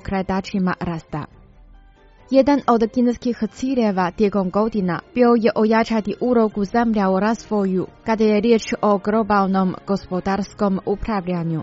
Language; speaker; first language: Croatian; non-native, fluent; Chinese